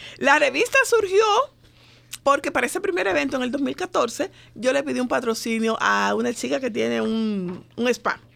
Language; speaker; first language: Spanish; native; Spanish